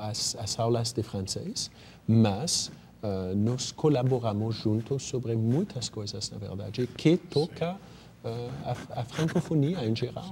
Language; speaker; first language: Portuguese; non-native, fluent; French